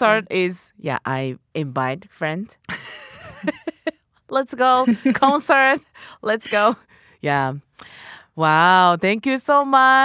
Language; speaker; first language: English; non-native, learner; Japanese